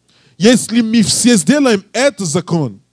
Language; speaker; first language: Russian; non-native, learner; English